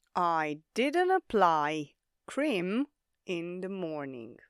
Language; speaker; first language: English; non-native, fluent; Romanian